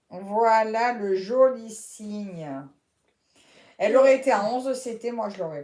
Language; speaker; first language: French; native; French